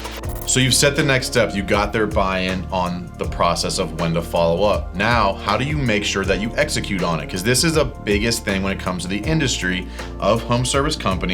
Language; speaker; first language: English; native; English